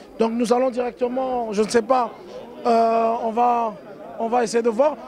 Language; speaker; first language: French; non-native, local second language; Lingala